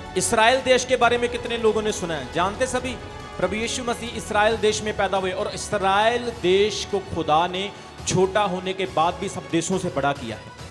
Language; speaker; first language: Hindi; non-native, local second language; Punjabi